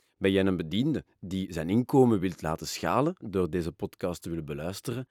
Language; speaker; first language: Dutch; non-native, local second language; French